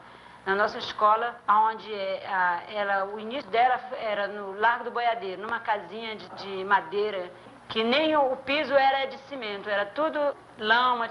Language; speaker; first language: Portuguese; native; Portuguese